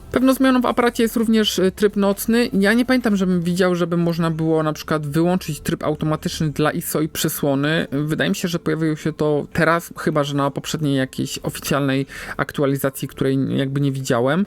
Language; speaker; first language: Polish; native; Polish